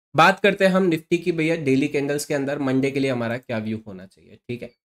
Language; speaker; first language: Hindi; native; Hindi